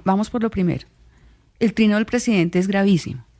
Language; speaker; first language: Spanish; native; Spanish